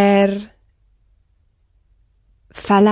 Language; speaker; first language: Portuguese; non-native, learner; English